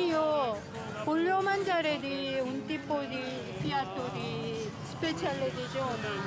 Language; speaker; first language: Italian; non-native, learner; Korean